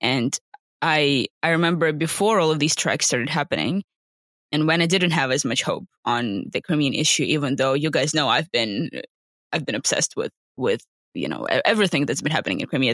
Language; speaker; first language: English; non-native, fluent; Ukrainian